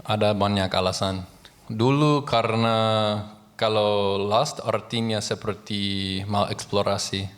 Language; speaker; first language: Indonesian; non-native, learner; English